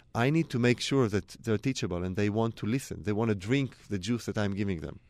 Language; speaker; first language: English; non-native, fluent; Hebrew